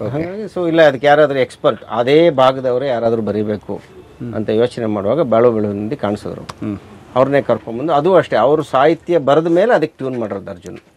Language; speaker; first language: Kannada; native; Kannada